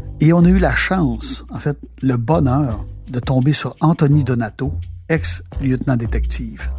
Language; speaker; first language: French; native; French